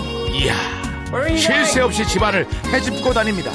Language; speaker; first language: Korean; native; Korean